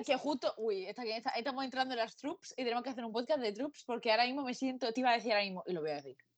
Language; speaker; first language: Spanish; native; Spanish